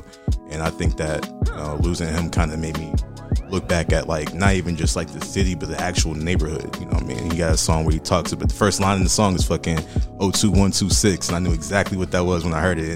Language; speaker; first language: English; native; English